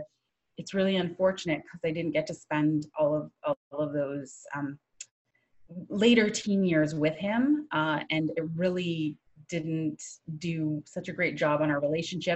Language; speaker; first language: English; native; English